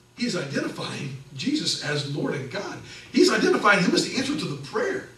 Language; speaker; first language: English; native; English